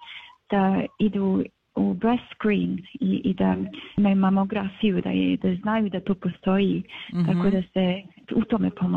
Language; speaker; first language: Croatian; early bilingual, heritage; Bosnian